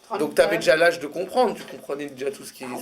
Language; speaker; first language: French; native; French